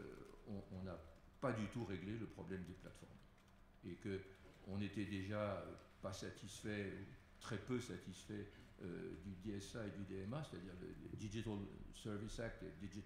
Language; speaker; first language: French; native; French